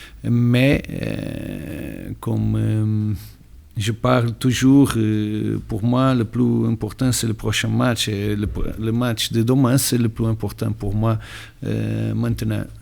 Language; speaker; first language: French; non-native, learner; Portuguese